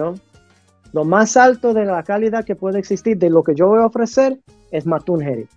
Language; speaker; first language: Spanish; early bilingual, heritage; Spanish